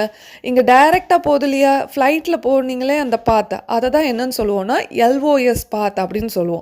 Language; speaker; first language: Tamil; native; Tamil